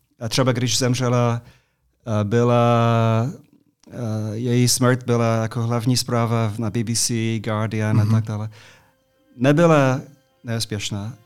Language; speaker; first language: Czech; non-native, fluent; English